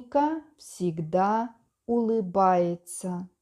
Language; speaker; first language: Russian; non-native, fluent; Spanish